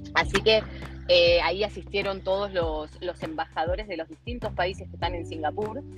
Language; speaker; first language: Spanish; native; Spanish